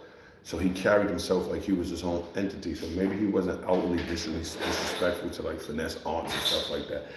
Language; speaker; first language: English; native; English